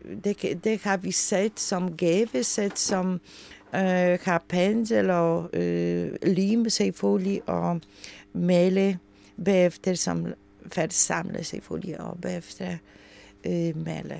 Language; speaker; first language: Danish; non-native, learner; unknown